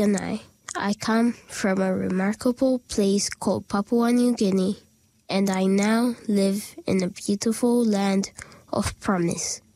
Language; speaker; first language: English; native; English